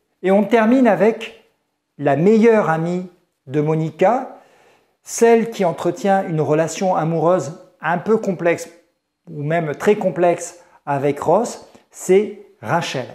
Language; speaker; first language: French; native; French